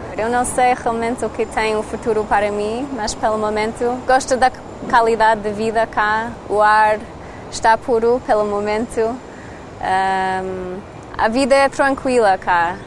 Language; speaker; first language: Portuguese; non-native, learner; English